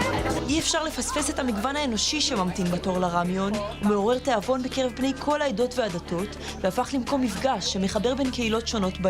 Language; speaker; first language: Hebrew; native; Hebrew